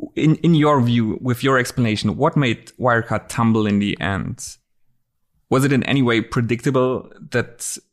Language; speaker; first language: English; non-native, fluent; German